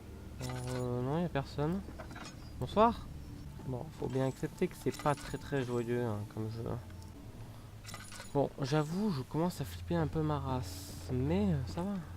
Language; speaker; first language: French; native; French